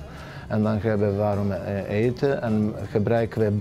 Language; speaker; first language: Dutch; non-native, fluent; Serbian